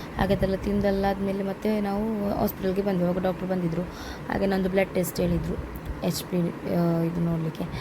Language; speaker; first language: Kannada; non-native, local second language; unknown